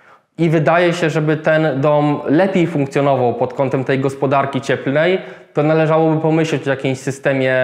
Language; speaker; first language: Polish; native; Polish